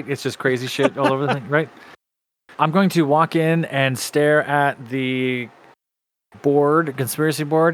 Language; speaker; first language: English; native; English